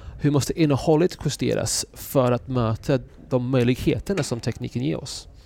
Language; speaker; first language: Swedish; non-native, fluent; English